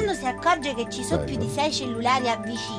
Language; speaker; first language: Italian; native; Italian